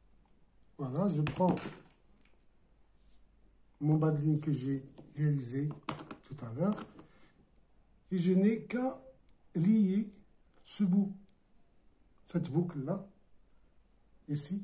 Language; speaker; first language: French; non-native, local second language; Arabic